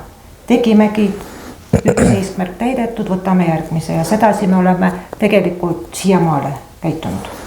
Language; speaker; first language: Estonian; native; Estonian